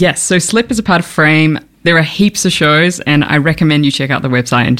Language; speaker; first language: English; native; English